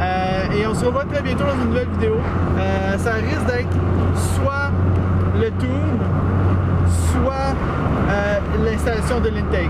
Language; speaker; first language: French; native; French